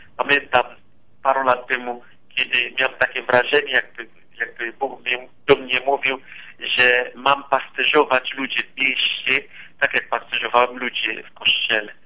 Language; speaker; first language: Polish; non-native, fluent; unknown